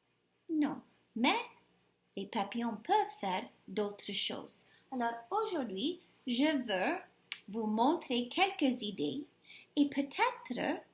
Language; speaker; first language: French; non-native, fluent; English